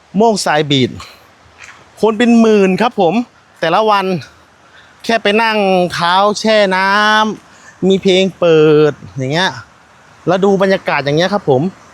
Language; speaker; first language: Thai; non-native, local second language; Northeastern Thai